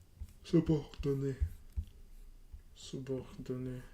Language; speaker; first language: French; non-native, learner; English